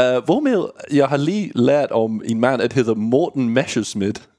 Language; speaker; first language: Danish; non-native, learner; English